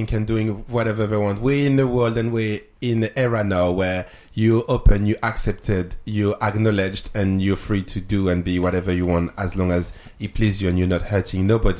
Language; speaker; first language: English; non-native, fluent; French